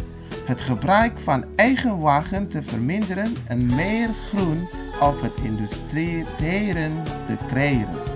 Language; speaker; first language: Dutch; non-native, fluent; Indonesian